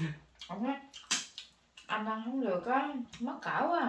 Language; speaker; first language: Korean; non-native, learner; Vietnamese